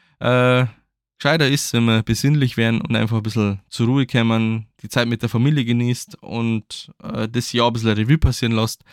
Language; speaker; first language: German; native; German